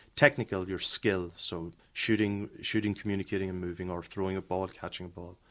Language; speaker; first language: English; native; English